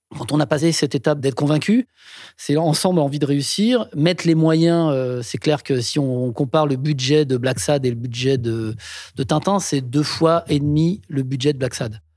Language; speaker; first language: French; native; French